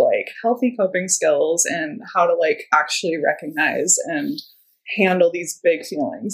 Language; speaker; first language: English; native; English